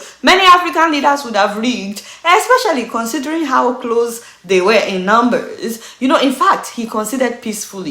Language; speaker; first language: English; non-native, local second language; Yoruba